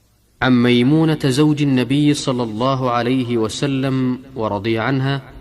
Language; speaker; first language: Arabic; native; Arabic